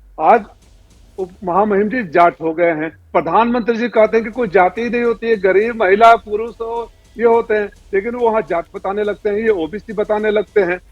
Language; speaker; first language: Hindi; native; Hindi